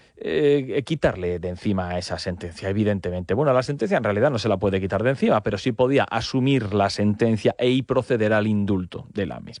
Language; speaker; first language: Spanish; native; Spanish